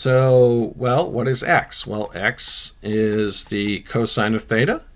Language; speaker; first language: English; native; English